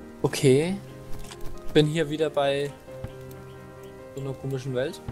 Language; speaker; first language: German; native; German